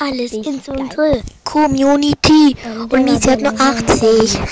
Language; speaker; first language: German; native; German